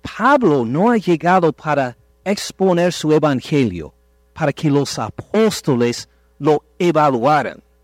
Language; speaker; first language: Spanish; non-native, fluent; English